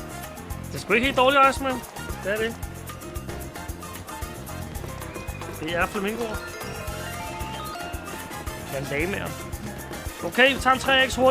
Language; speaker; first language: Danish; native; Danish